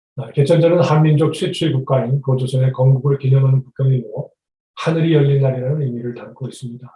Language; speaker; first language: Korean; native; Korean